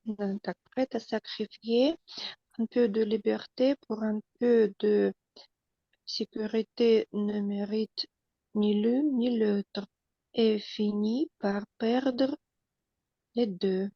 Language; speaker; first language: French; non-native, learner; Russian